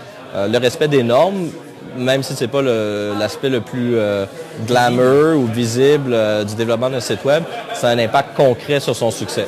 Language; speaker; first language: French; native; French